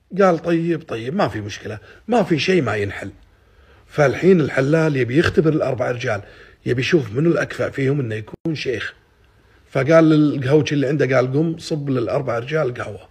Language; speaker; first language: Arabic; native; Arabic